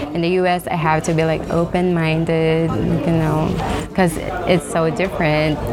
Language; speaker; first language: English; non-native, local second language; Filipino